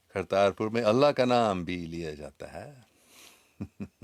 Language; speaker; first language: Urdu; non-native, fluent; English